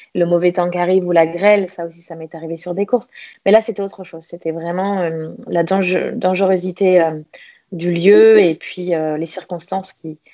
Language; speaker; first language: French; native; French